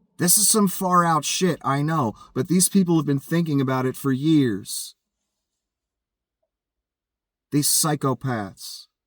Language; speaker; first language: English; native; English